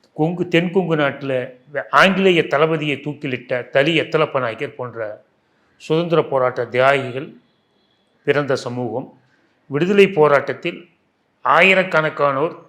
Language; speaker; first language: Tamil; non-native, local second language; Telugu